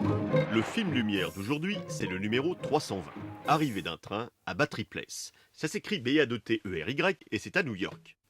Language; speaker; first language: French; native; French